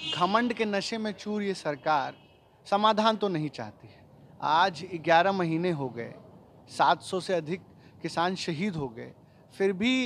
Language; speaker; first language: Hindi; native; Hindi